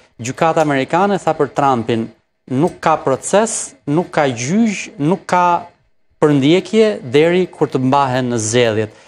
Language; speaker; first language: Albanian; native; Albanian